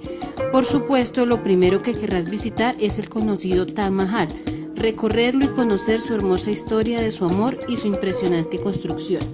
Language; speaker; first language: Spanish; native; Spanish